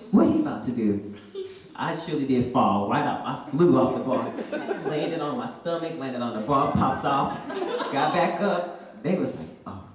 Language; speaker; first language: English; native; English